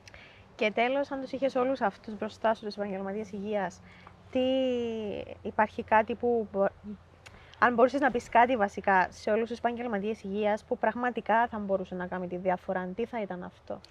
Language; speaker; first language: Greek; native; Greek